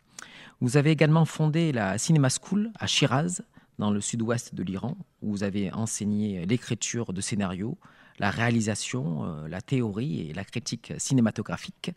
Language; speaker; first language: French; native; French